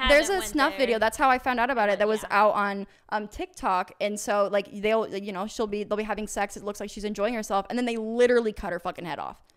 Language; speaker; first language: English; native; English